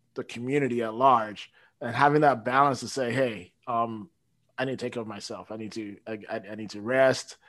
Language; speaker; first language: English; native; English